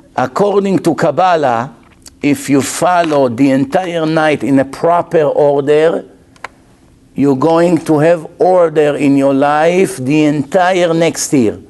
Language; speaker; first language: English; non-native, fluent; Hebrew